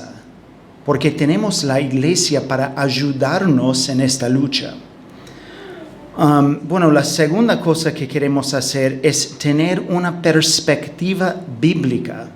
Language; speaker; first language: Spanish; non-native, fluent; English